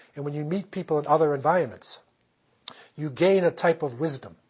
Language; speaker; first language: English; native; English